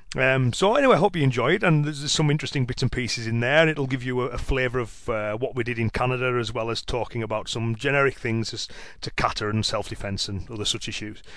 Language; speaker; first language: English; native; English